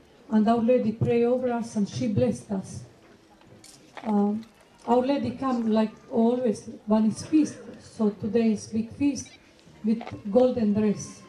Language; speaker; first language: English; non-native, learner; Croatian